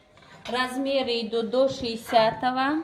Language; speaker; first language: Russian; non-native, local second language; Tajik